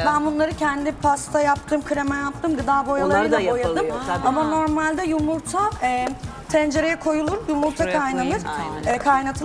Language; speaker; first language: Turkish; native; Turkish